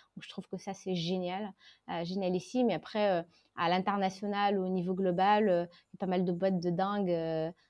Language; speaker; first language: French; non-native, local second language; Arabic